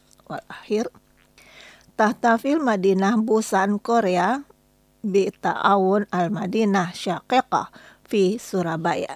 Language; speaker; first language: Arabic; non-native, learner; Indonesian